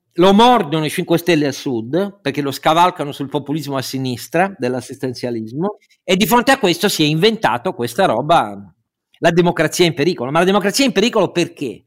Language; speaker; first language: Italian; native; Italian